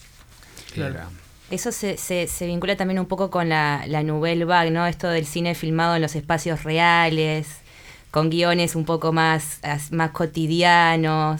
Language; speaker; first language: Spanish; native; Spanish